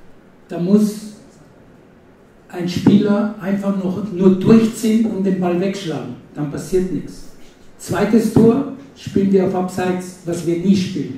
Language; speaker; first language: German; non-native, fluent; Italian